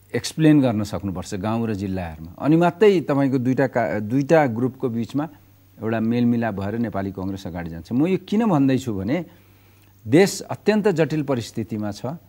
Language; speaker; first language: Nepali; native; Nepali